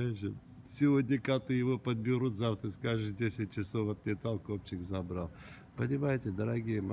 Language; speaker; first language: Russian; native; Russian